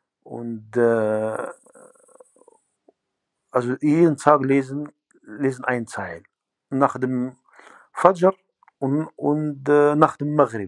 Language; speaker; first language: German; non-native, fluent; Arabic